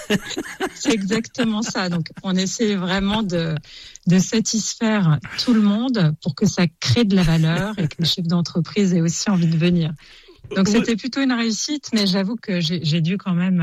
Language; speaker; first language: French; native; French